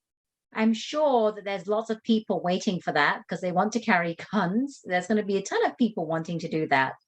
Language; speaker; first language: English; native; English